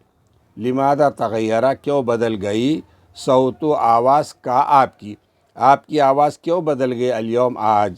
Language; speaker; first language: Urdu; native; Urdu